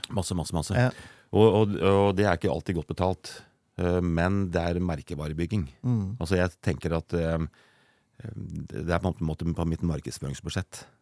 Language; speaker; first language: Norwegian; native; Norwegian